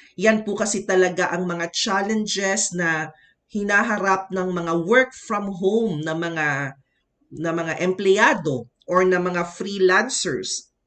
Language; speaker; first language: Filipino; non-native, local second language; Cebuano